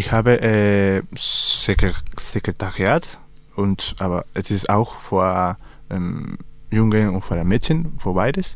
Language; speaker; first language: German; non-native, learner; Spanish